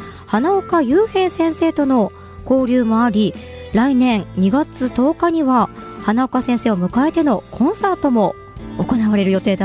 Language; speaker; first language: Japanese; native; Japanese